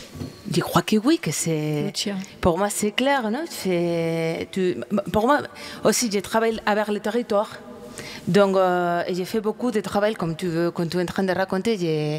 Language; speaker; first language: French; non-native, fluent; Spanish